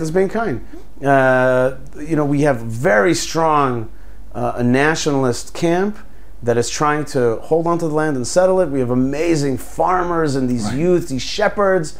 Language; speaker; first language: English; early bilingual, other home language; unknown